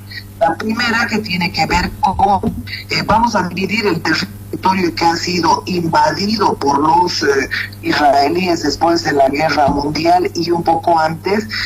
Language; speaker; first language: Spanish; native; Spanish